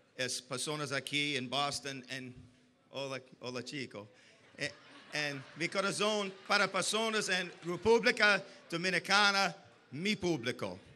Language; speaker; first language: Spanish; non-native, learner; English